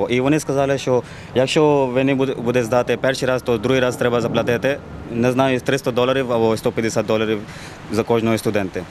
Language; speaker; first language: Ukrainian; non-native, learner; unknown